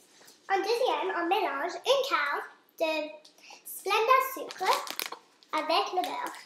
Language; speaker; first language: French; non-native, local second language; English